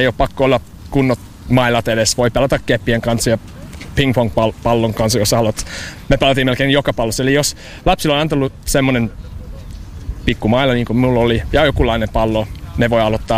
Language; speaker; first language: Finnish; non-native, fluent; English